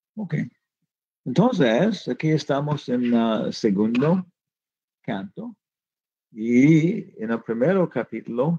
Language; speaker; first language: Spanish; non-native, fluent; English